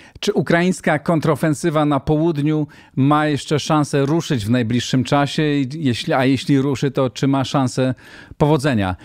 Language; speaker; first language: Polish; native; Polish